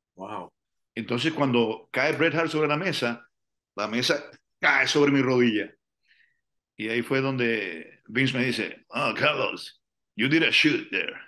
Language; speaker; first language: Spanish; native; Spanish